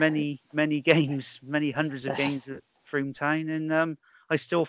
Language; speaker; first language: English; native; English